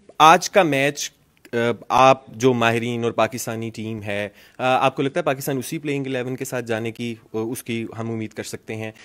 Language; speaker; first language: Urdu; native; Urdu